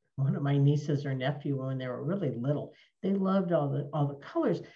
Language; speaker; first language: English; native; English